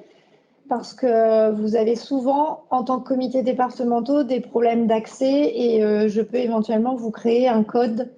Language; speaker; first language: French; native; French